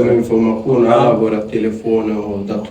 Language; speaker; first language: Swedish; non-native, fluent; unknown